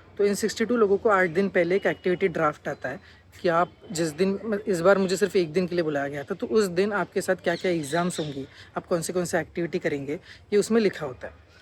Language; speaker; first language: Hindi; non-native, local second language; Marathi